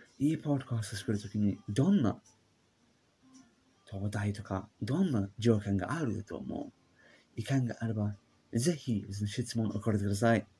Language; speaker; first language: Japanese; non-native, learner; English